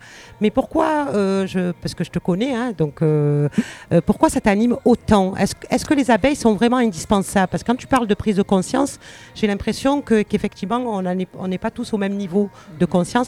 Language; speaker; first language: French; native; French